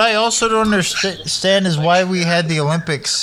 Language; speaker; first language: English; native; English